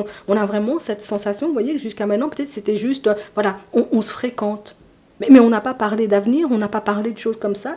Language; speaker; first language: French; native; French